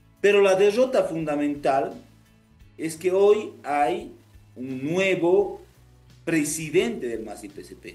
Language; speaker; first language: Spanish; native; Spanish